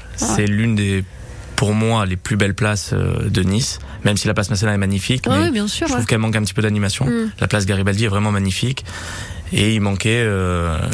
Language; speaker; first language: French; native; French